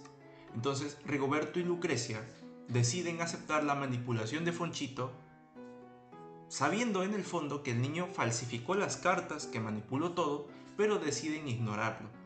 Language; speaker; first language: Spanish; native; Spanish